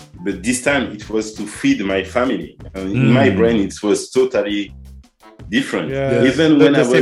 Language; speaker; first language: English; non-native, learner; French